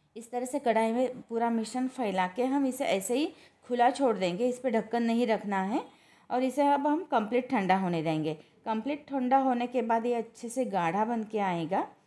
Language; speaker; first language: Hindi; non-native, local second language; Marathi